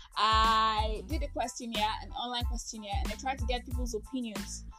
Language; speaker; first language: English; non-native, local second language; Igbo